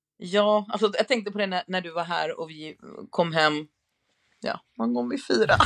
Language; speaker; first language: Swedish; native; Swedish